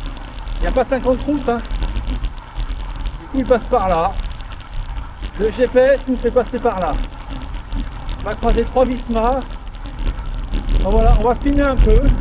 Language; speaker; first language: French; native; French